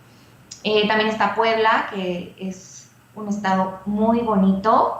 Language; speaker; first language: Spanish; native; Spanish